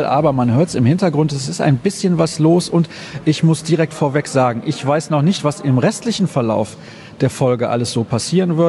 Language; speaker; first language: German; native; German